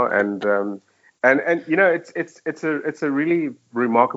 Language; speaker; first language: English; native; English